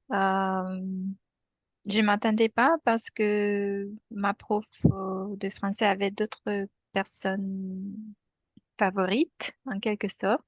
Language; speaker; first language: French; non-native, fluent; Romanian